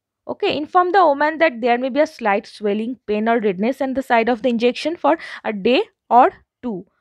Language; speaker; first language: English; non-native, local second language; Bangla